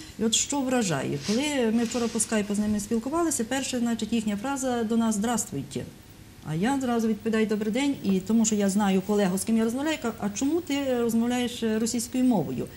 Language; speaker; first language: Ukrainian; native; Ukrainian